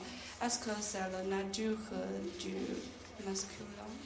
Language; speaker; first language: French; non-native, learner; Chinese